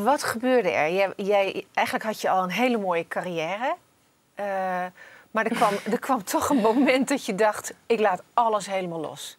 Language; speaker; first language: Dutch; native; Dutch